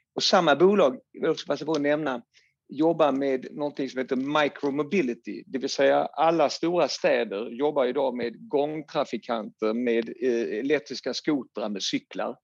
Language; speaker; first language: Swedish; native; Swedish